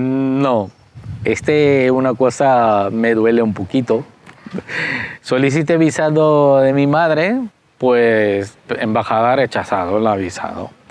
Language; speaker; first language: Spanish; non-native, fluent; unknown